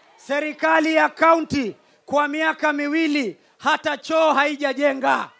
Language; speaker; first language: Swahili; native; Swahili